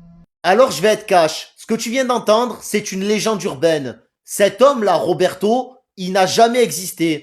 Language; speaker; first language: French; native; French